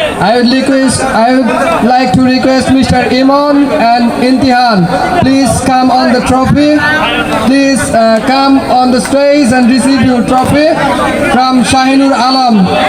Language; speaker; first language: English; non-native, local second language; Bangla